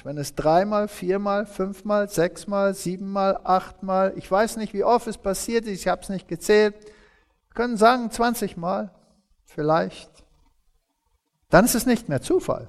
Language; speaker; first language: German; early bilingual, heritage; German